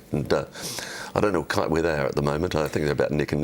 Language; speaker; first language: English; native; English